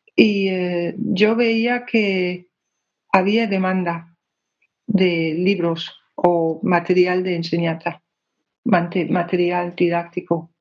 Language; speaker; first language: Spanish; non-native, fluent; Danish